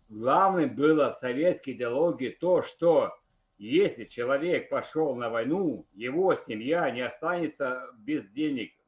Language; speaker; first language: Russian; native; Russian